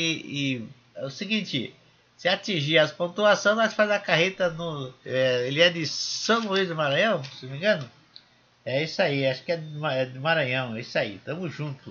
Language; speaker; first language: Portuguese; native; Portuguese